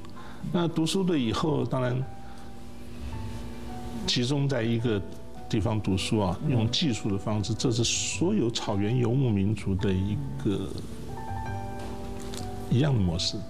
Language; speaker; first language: Chinese; native; Chinese